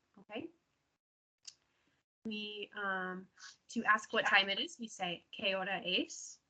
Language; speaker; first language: Spanish; non-native, learner; English